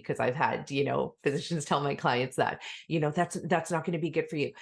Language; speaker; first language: English; native; English